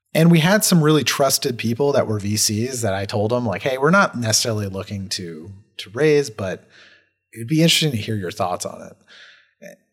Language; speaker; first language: English; native; English